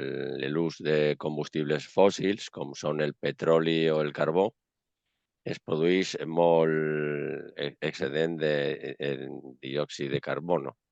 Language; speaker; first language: Catalan; non-native, local second language; Spanish